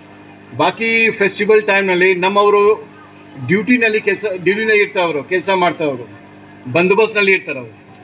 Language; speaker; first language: Kannada; non-native, fluent; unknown